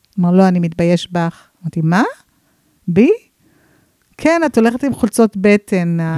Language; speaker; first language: Hebrew; non-native, fluent; English